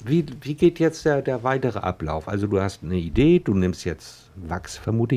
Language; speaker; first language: German; native; German